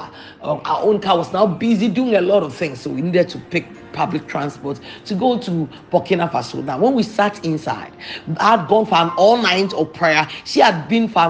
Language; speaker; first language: English; non-native, local second language; Akan